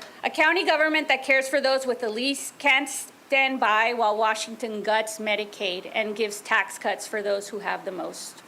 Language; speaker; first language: English; non-native, fluent; Spanish